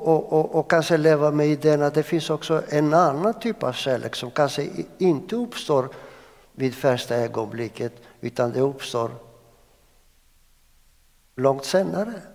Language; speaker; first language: Swedish; non-native, fluent; Greek